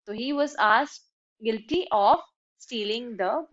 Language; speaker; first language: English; non-native, local second language; Hindi